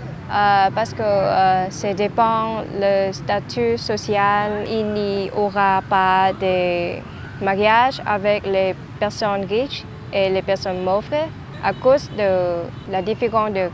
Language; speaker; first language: French; non-native, learner; Vietnamese